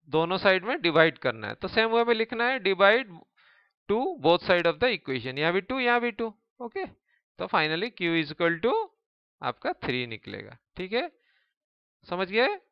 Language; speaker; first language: Hindi; native; Hindi